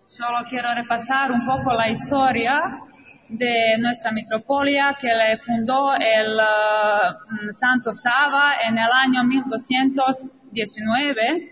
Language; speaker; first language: Spanish; non-native, fluent; Serbian